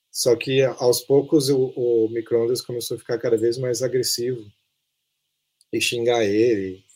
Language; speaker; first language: Portuguese; native; Portuguese